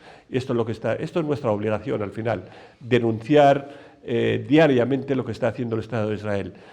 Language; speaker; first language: Spanish; non-native, fluent; Arabic